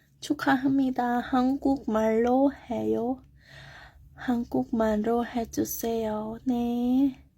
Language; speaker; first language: Korean; non-native, learner; Thai